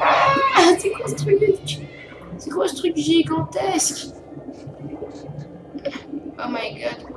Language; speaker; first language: French; native; French